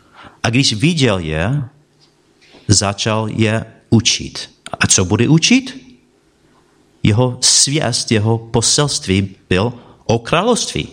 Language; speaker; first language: Czech; non-native, fluent; English